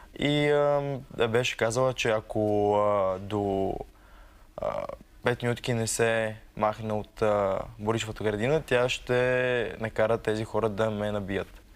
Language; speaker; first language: Bulgarian; early bilingual, other home language; Arabic